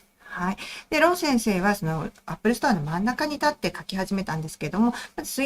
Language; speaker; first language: Japanese; native; Japanese